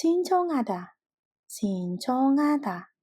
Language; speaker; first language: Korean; non-native, fluent; Indonesian